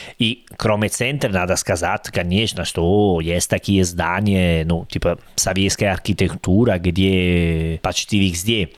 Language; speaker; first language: Russian; non-native, learner; Italian